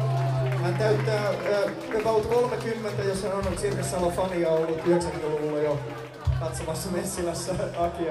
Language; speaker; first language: Finnish; native; Finnish